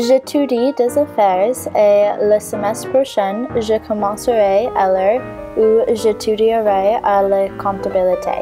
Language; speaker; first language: French; non-native, learner; English